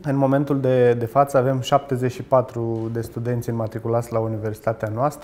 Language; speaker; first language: Romanian; native; Romanian